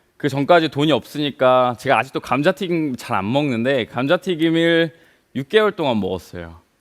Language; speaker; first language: Korean; native; Korean